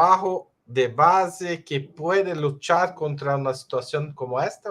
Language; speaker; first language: Spanish; non-native, fluent; Portuguese